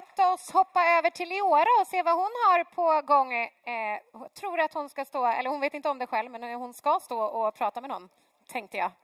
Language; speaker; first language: Swedish; native; Swedish